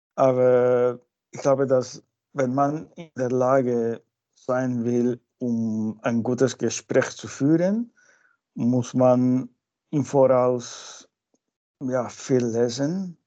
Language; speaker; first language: German; non-native, fluent; Spanish